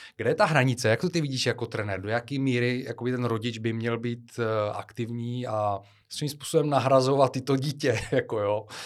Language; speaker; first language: Czech; non-native, fluent; Bulgarian